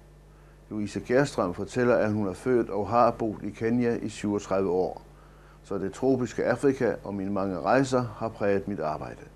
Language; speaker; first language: Danish; native; Danish